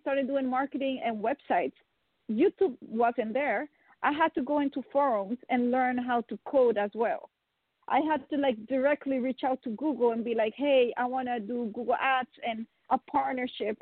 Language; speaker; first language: English; non-native, fluent; Dutch